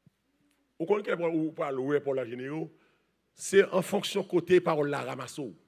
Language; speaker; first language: French; non-native, learner; Haitian Creole